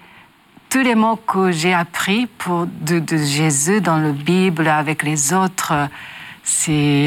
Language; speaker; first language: French; non-native, learner; Japanese